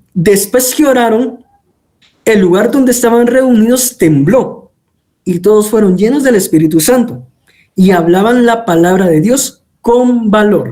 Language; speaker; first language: Spanish; native; Spanish